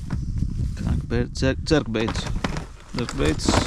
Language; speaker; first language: English; non-native, learner; Greek